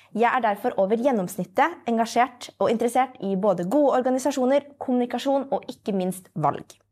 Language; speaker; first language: Norwegian; native; Norwegian